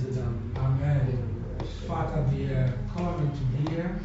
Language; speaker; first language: German; non-native, fluent; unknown